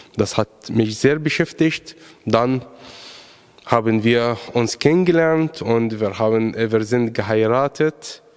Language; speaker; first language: German; non-native, fluent; Arabic